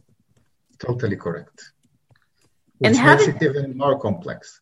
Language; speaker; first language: English; non-native, fluent; Hebrew